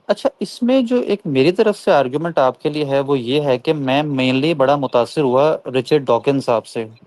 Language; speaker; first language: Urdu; native; Urdu